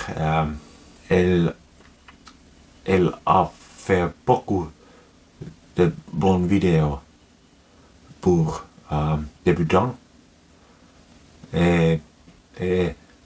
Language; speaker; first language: French; non-native, learner; Finnish